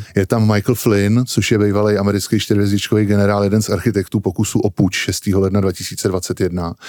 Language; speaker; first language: Czech; native; Czech